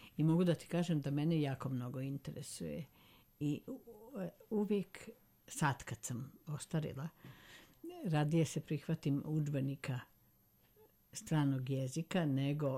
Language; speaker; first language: Serbian; native; Serbian